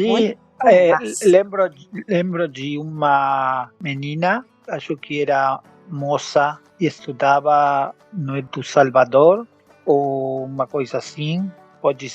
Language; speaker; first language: Portuguese; non-native, learner; Spanish